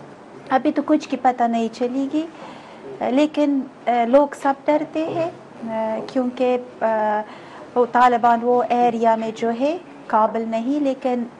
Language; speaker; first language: Hindi; non-native, fluent; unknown